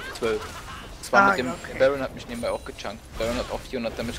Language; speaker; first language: German; native; German